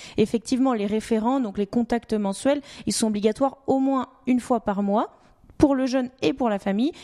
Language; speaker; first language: French; native; French